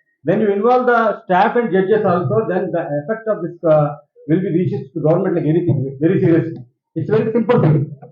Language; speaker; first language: English; non-native, local second language; Telugu